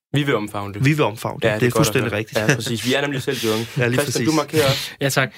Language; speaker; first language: Danish; native; Danish